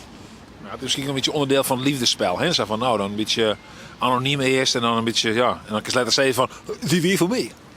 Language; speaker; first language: Dutch; non-native, local second language; Western Frisian